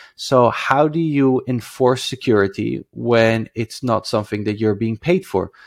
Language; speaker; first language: English; non-native, fluent; Dutch